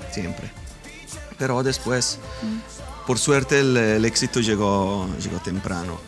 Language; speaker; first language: Spanish; non-native, fluent; Italian